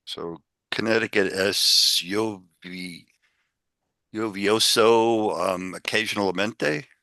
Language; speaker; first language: Spanish; non-native, learner; English